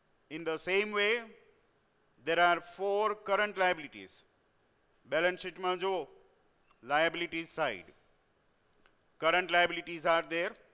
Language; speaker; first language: English; non-native, local second language; Gujarati